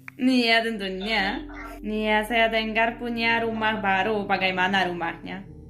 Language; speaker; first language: Indonesian; non-native, learner; Polish